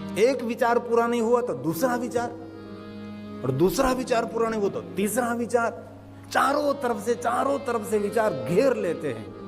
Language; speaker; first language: Hindi; non-native, local second language; Gujarati